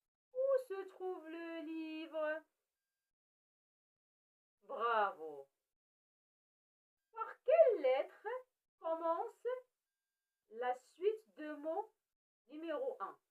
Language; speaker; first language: French; non-native, local second language; Arabic